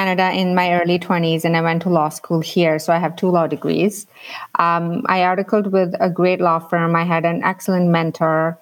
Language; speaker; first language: English; non-native, local second language; Punjabi